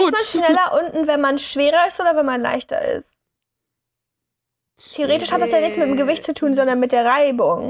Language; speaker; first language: German; native; German